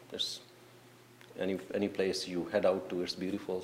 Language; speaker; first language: English; non-native, local second language; Punjabi